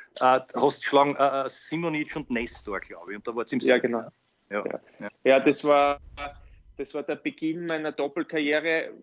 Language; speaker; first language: German; native; German